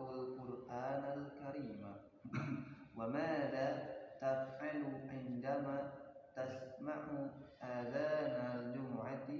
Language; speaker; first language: Arabic; non-native, learner; Indonesian